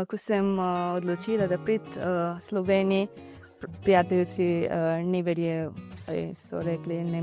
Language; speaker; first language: Slovenian; non-native, learner; Divehi